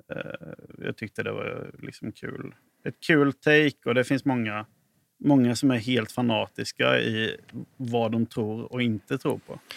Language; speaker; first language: Swedish; native; Swedish